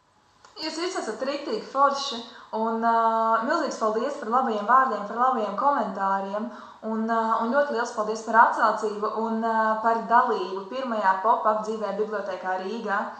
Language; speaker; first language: Latvian; native; Latvian